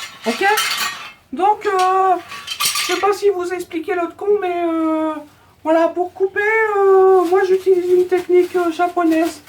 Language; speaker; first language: French; native; French